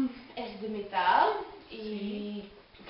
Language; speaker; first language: Spanish; non-native, learner; Dutch